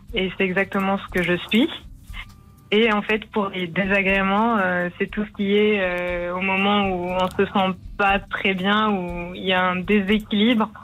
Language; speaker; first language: French; non-native, local second language; Arabic